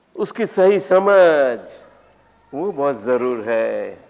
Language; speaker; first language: Hindi; non-native, local second language; Gujarati